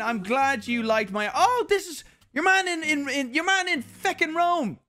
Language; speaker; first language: English; native; English